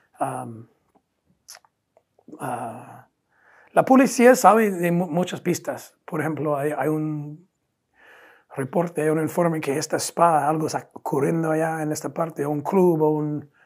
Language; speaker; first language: Spanish; non-native, fluent; English